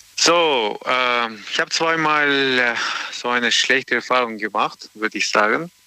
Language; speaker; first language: German; non-native, learner; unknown